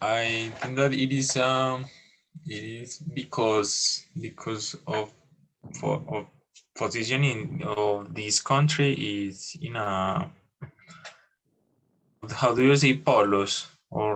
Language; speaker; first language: English; non-native, learner; Spanish